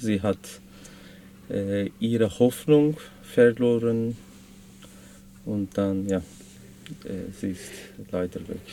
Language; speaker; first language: German; non-native, learner; Turkish